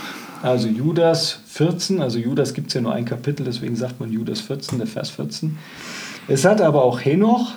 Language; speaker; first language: German; native; German